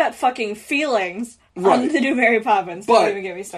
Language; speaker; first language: English; native; English